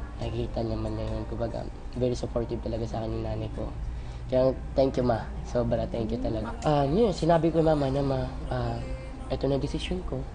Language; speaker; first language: Filipino; native; Filipino